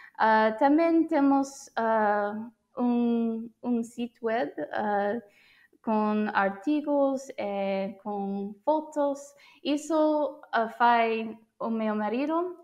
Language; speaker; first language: Portuguese; non-native, fluent; English